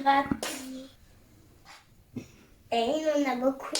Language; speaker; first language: French; native; French